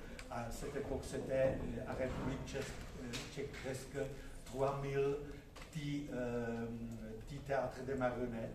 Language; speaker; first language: French; non-native, fluent; Czech